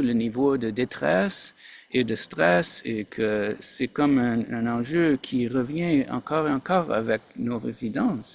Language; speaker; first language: French; non-native, fluent; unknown